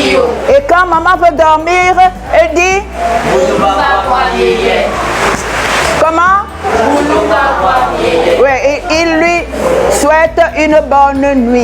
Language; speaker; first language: French; non-native, local second language; Duala